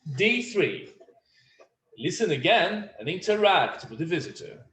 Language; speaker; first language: English; non-native, fluent; Portuguese